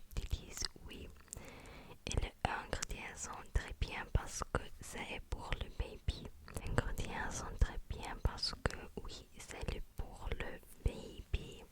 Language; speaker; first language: French; non-native, learner; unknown